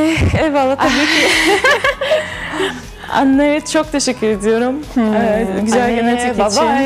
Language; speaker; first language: Turkish; non-native, learner; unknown